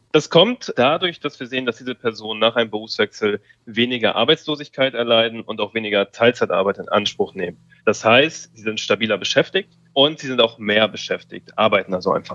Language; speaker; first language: German; native; German